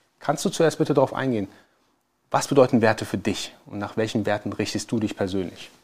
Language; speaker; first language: German; early bilingual, other home language; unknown